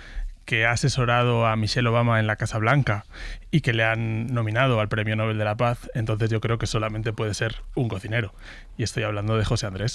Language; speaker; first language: Spanish; native; Spanish